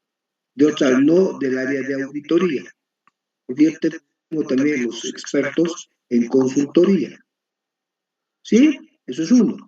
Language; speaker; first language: Spanish; native; Spanish